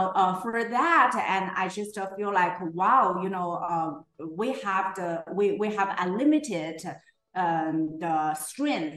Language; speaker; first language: English; non-native, fluent; Chinese